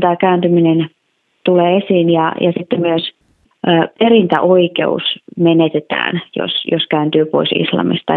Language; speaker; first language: Finnish; native; Finnish